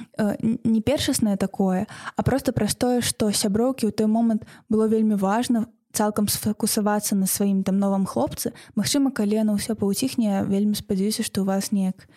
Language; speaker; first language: Belarusian; non-native, local second language; Russian